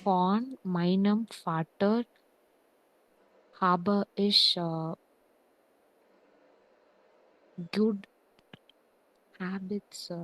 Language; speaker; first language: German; non-native, learner; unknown